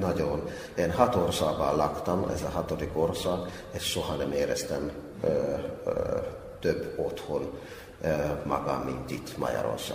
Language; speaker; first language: Hungarian; non-native, fluent; Finnish